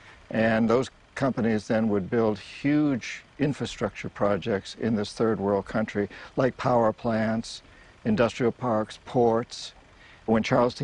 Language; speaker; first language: English; native; English